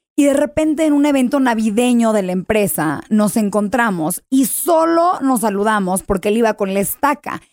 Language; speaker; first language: Spanish; early bilingual, heritage; English